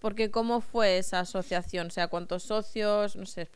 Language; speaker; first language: Spanish; native; Spanish